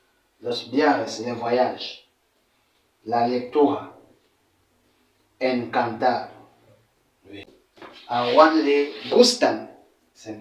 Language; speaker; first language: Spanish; non-native, fluent; French